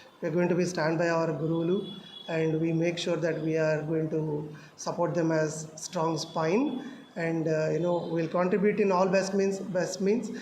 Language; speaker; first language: English; non-native, local second language; Telugu